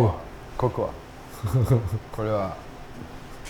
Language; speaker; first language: Japanese; non-native, learner; French